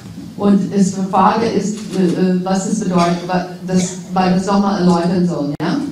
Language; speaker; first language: German; non-native, fluent; English